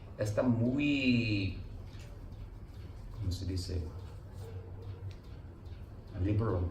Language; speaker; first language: Spanish; non-native, learner; English